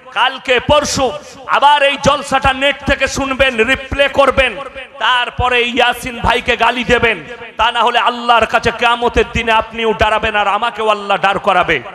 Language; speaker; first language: Bangla; native; Bangla